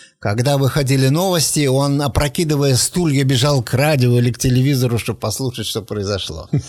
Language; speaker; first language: Russian; native; Russian